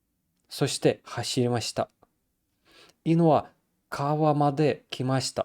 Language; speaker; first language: Japanese; non-native, learner; Russian